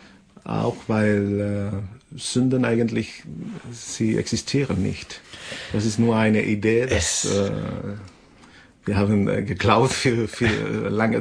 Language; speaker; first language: German; non-native, fluent; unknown